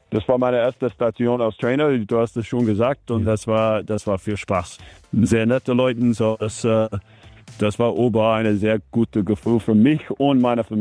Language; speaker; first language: German; non-native, learner; English